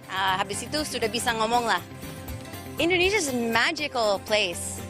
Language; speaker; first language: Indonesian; non-native, fluent; English